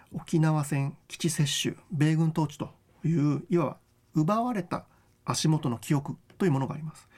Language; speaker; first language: Japanese; native; Japanese